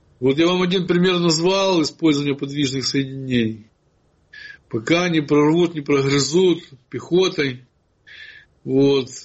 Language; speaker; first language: Russian; non-native, local second language; Ukrainian